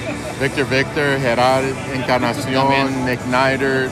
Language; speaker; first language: Spanish; non-native, fluent; English